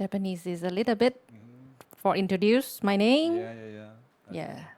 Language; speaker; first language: English; non-native, learner; Thai